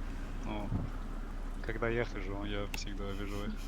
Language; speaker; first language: Russian; non-native, learner; English